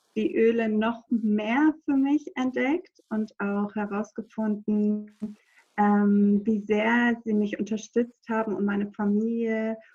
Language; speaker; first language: German; non-native, fluent; Greek